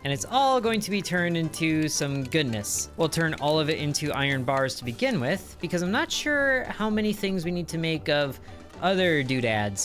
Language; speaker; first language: English; native; English